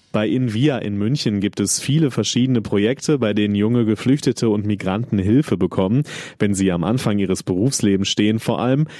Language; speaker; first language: German; native; German